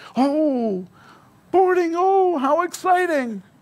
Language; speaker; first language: English; native; English